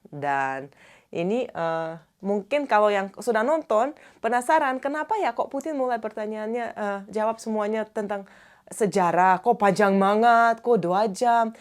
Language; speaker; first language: Indonesian; non-native, fluent; Russian